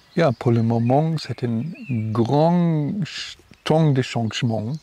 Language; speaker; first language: French; non-native, learner; German